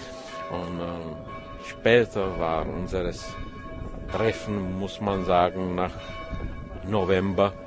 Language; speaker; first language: German; non-native, fluent; Czech